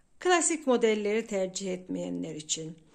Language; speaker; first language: Turkish; native; Turkish